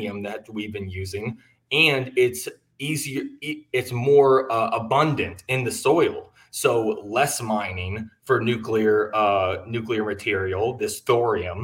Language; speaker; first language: English; native; English